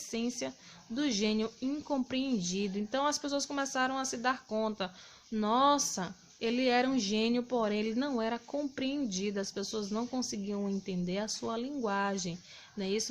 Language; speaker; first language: Portuguese; native; Portuguese